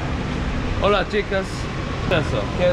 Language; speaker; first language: Spanish; non-native, learner; English